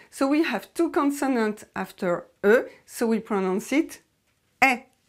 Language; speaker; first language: English; non-native, fluent; French